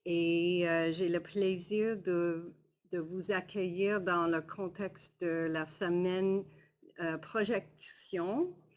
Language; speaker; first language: French; non-native, local second language; English